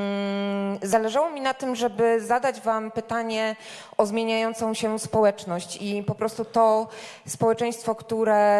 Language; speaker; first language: Polish; native; Polish